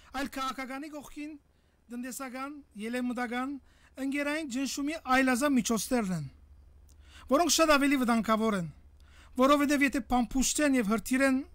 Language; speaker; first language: Armenian; early bilingual, heritage; Armenian